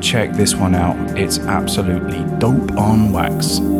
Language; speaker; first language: English; native; English